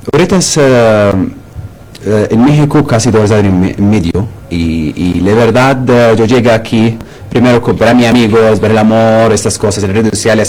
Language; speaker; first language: Spanish; non-native, learner; Arabic